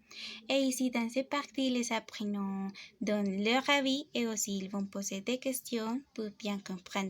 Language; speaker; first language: French; non-native, fluent; Spanish